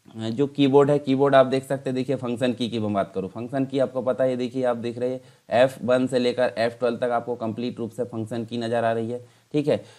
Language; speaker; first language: Hindi; native; Hindi